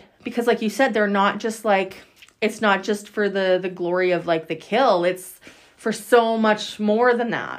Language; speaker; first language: English; native; English